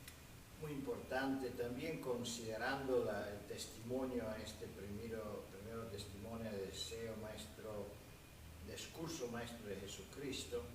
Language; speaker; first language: Spanish; non-native, fluent; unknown